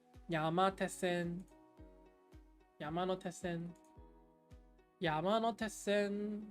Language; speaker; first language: Japanese; non-native, learner; English